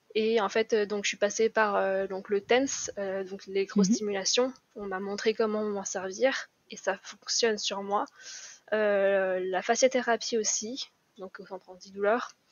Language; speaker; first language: French; native; French